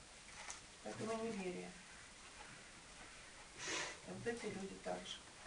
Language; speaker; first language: Russian; native; Russian